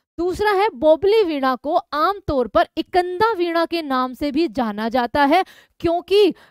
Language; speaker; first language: Hindi; native; Hindi